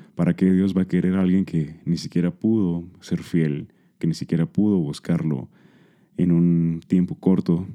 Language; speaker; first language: Spanish; early bilingual, heritage; Spanish